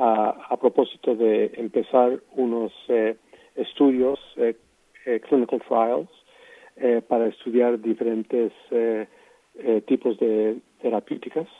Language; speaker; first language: Spanish; non-native, fluent; English